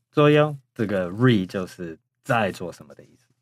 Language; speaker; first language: Chinese; non-native, fluent; English